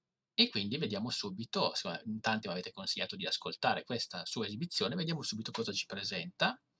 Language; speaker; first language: Italian; native; Italian